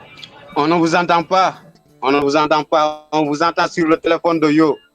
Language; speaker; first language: French; non-native, local second language; Wolof